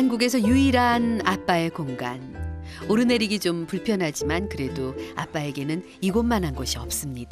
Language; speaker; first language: Korean; native; Korean